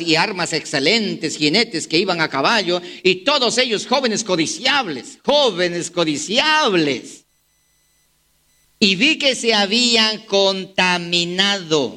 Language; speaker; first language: Spanish; native; Spanish